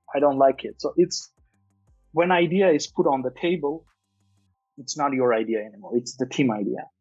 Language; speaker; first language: English; non-native, fluent; Armenian